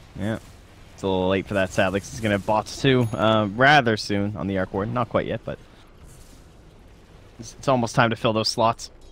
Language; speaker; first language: English; native; English